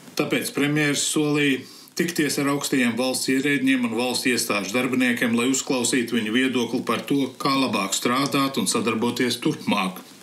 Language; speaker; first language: Latvian; early bilingual, heritage; Latvian